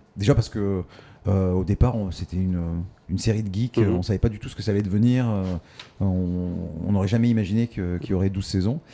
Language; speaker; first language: French; native; French